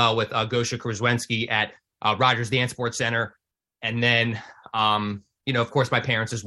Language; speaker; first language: English; native; English